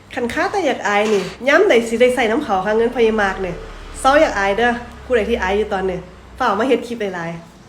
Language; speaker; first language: Thai; native; Thai